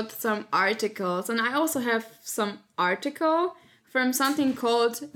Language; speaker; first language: English; non-native, fluent; Slovak